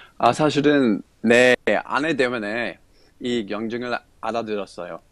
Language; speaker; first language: Korean; non-native, learner; English